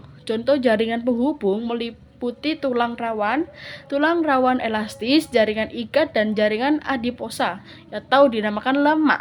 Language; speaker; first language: Indonesian; native; Indonesian